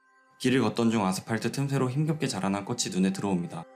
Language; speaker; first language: Korean; native; Korean